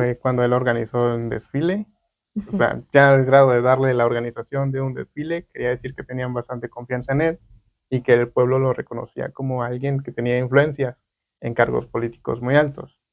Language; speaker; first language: Spanish; native; Spanish